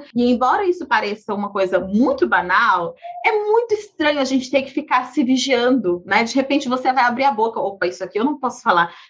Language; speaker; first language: Portuguese; native; Portuguese